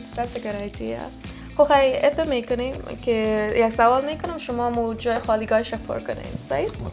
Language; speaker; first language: Persian; native; Persian